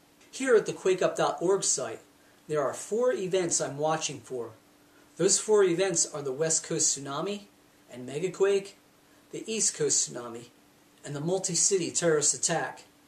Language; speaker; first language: English; native; English